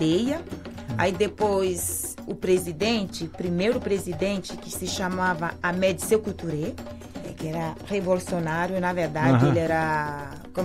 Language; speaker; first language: Portuguese; non-native, fluent; Mandingo